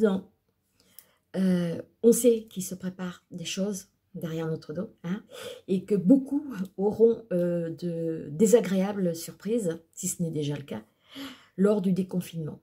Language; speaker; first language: French; native; French